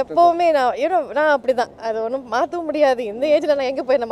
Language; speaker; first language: Tamil; early bilingual, other home language; English